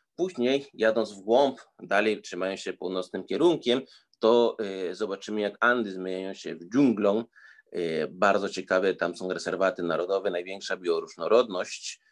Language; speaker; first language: Polish; early bilingual, heritage; Spanish